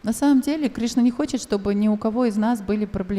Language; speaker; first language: Russian; native; Russian